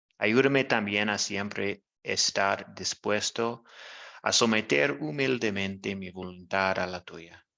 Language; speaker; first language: Spanish; non-native, learner; English